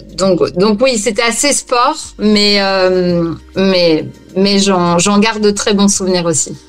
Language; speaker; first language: French; native; French